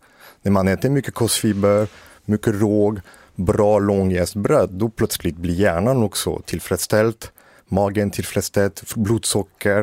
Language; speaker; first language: Swedish; native; Swedish